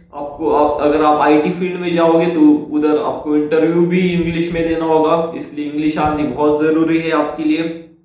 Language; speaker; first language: Hindi; non-native, local second language; Marathi